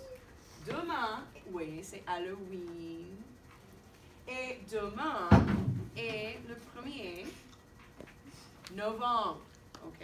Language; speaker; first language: French; non-native, fluent; English